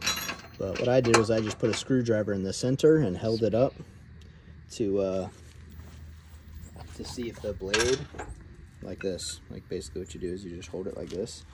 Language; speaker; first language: English; native; English